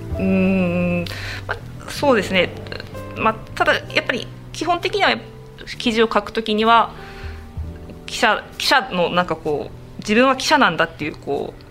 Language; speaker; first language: Japanese; native; Japanese